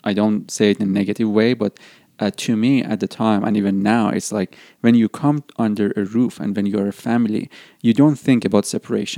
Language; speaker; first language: English; non-native, fluent; Persian